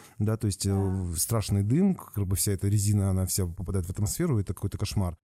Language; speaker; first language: Russian; native; Russian